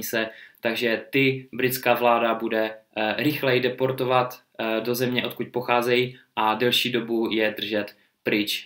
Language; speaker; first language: Czech; native; Czech